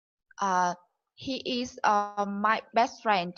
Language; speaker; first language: English; non-native, learner; Vietnamese